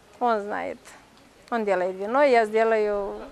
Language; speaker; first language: Russian; non-native, local second language; Romanian